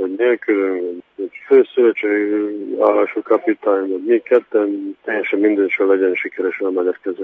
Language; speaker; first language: Hungarian; non-native, fluent; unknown